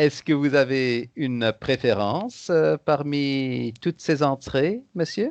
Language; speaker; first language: French; native; French